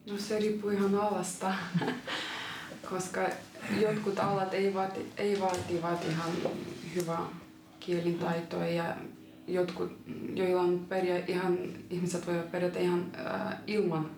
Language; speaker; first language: Finnish; non-native, fluent; Ukrainian